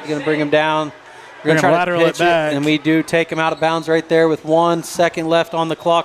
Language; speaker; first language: English; native; English